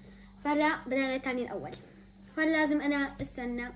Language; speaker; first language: Arabic; native; Arabic